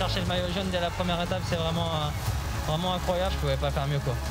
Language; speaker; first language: French; native; French